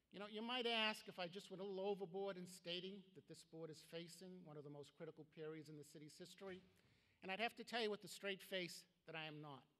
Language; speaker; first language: English; native; English